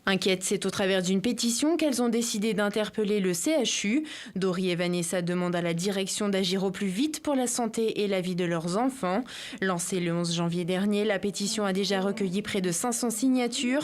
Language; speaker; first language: French; native; French